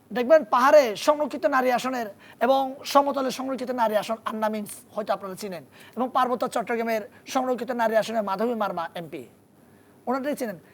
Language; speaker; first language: Bangla; non-native, local second language; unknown